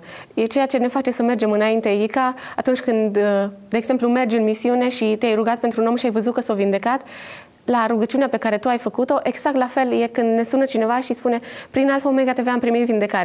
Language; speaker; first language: Romanian; native; Romanian